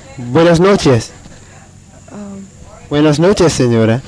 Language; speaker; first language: Spanish; non-native, fluent; English